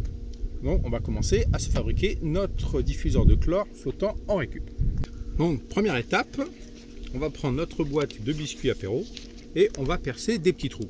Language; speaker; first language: French; native; French